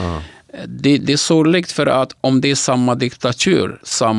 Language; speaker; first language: Swedish; non-native, fluent; Arabic